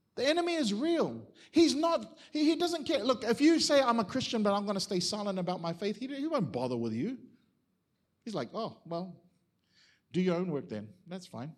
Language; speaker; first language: English; native; English